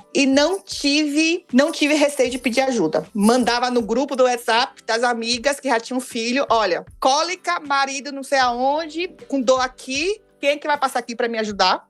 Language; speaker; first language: Portuguese; native; Portuguese